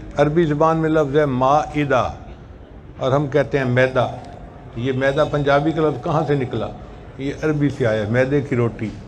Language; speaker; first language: Urdu; non-native, local second language; Punjabi